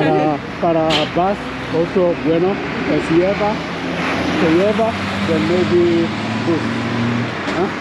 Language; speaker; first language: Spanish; non-native, learner; English